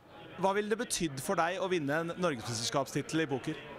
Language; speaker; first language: Norwegian; native; Norwegian